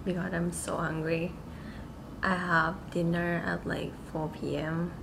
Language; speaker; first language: English; non-native, fluent; Thai